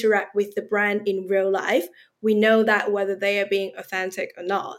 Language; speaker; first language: English; non-native, local second language; Cantonese